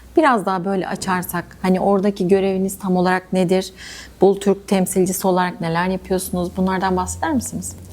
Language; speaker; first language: Turkish; native; Turkish